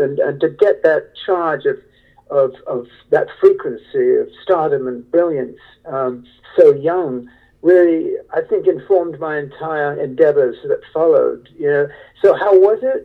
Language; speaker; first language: English; native; English